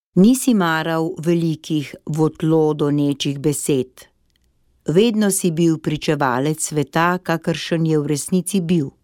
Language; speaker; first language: Slovenian; native; Slovenian